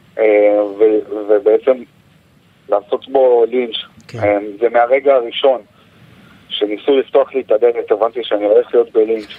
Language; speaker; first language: Hebrew; native; Hebrew